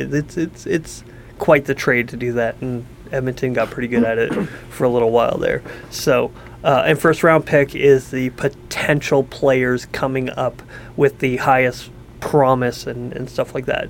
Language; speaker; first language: English; native; English